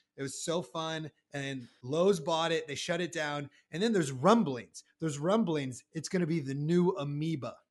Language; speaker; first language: English; native; English